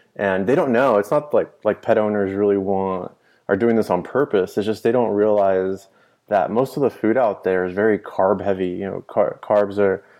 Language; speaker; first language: English; early bilingual, other home language; Spanish